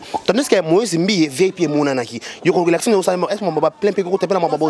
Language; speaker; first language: French; non-native, local second language; Lingala